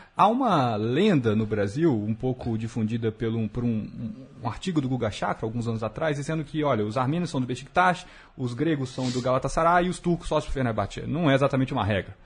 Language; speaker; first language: Portuguese; native; Portuguese